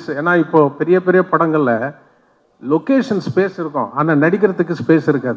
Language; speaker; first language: Tamil; non-native, local second language; Telugu